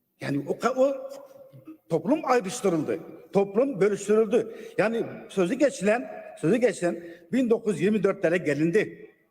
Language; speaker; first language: Turkish; non-native, local second language; Kurdish